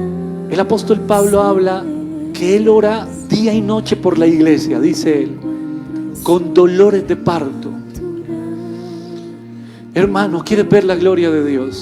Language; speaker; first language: Spanish; native; Spanish